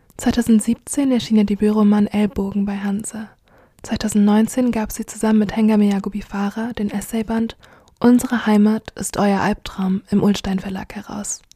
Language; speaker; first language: German; native; German